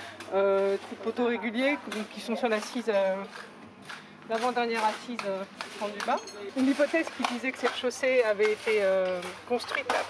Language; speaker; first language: French; native; French